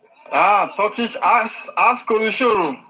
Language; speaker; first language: Turkish; non-native, learner; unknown